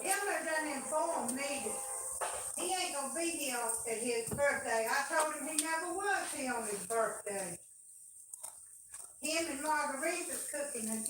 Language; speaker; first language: English; native; English